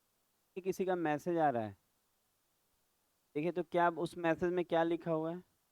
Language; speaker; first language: Hindi; native; Hindi